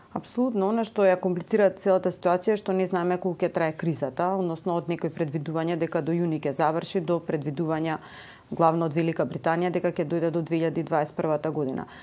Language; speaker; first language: Macedonian; native; Macedonian